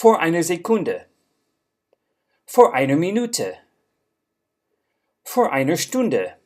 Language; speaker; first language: German; non-native, fluent; English